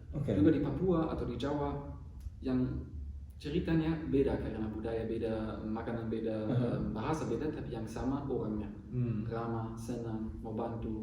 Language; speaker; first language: Indonesian; non-native, learner; German